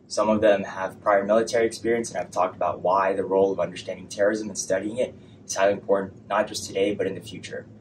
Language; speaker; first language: English; native; English